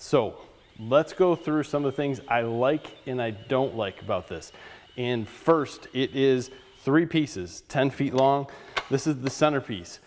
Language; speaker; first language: English; native; English